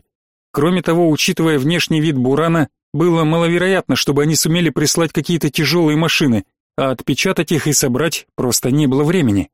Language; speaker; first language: Russian; native; Russian